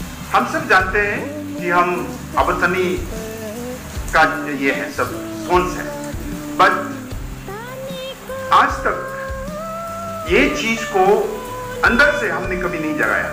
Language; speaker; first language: Hindi; non-native, local second language; Adi